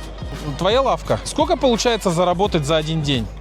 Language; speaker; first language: Russian; native; Russian